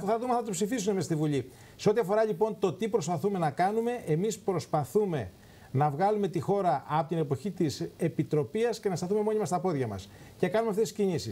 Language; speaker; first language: Greek; native; Greek